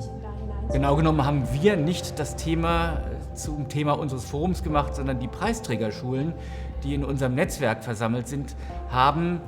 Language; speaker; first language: German; native; German